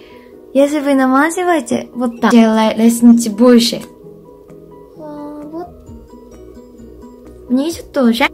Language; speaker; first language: Russian; non-native, fluent; Korean